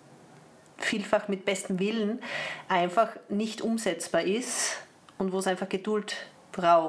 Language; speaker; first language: German; native; German